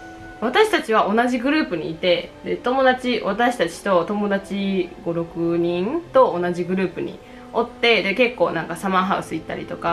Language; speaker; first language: Japanese; native; Japanese